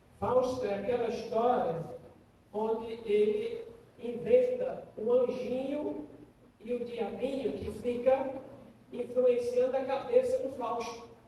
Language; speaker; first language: Portuguese; non-native, fluent; German